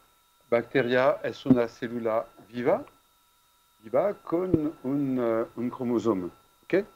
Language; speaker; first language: Spanish; non-native, fluent; French